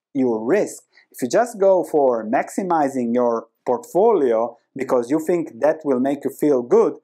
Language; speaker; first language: English; non-native, fluent; Croatian